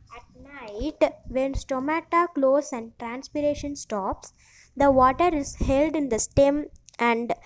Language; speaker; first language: English; non-native, local second language; Tamil